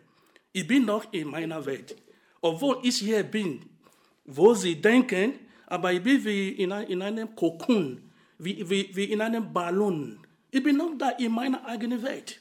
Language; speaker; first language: German; non-native, fluent; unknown